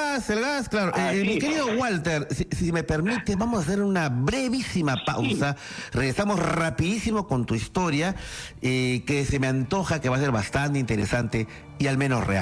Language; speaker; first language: Spanish; native; Spanish